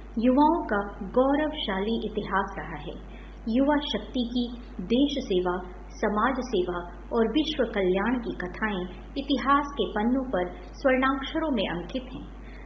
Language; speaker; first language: Hindi; native; Hindi